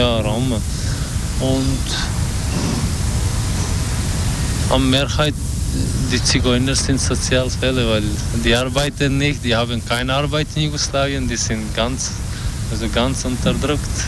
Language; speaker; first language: German; non-native, learner; Albanian